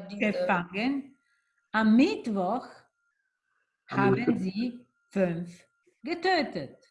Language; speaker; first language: German; non-native, learner; Italian